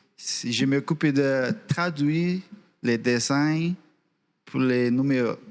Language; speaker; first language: French; non-native, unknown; Portuguese